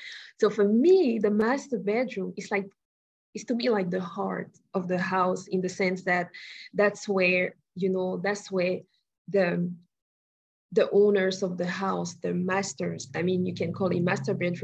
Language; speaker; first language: English; non-native, local second language; French